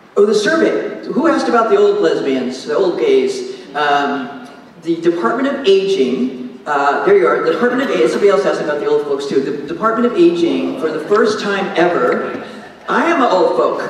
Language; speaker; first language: English; native; English